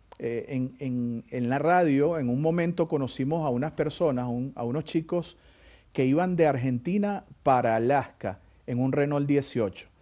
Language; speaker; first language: Spanish; native; Spanish